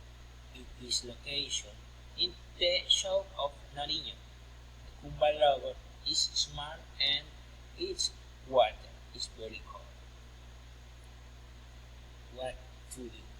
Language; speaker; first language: English; non-native, learner; Spanish